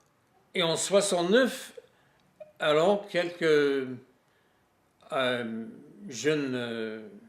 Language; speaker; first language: French; non-native, fluent; English